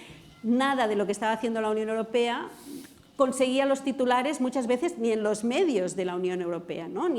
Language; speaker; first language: Spanish; non-native, local second language; Catalan